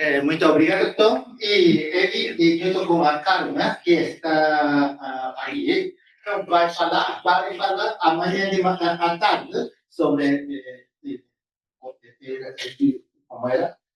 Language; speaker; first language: Portuguese; non-native, fluent; Japanese